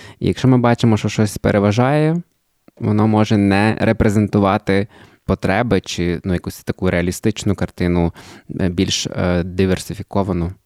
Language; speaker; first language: Ukrainian; native; Ukrainian